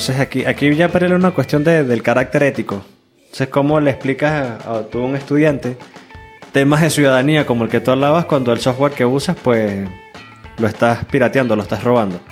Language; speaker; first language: Spanish; native; Spanish